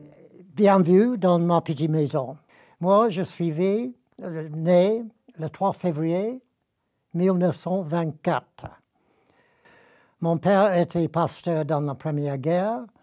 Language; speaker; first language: French; non-native, fluent; English